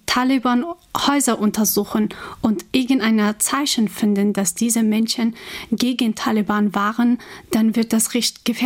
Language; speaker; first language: German; non-native, fluent; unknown